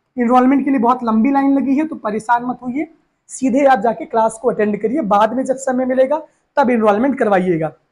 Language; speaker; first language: Hindi; native; Hindi